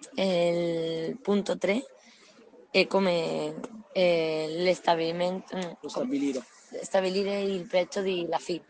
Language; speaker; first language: Italian; non-native, learner; Spanish